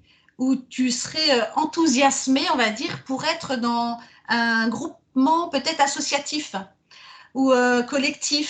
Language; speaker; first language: French; native; French